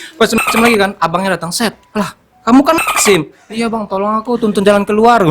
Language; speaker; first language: Indonesian; non-native, local second language; Minangkabau